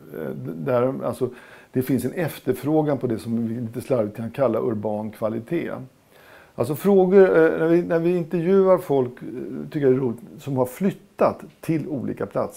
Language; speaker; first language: Swedish; native; Swedish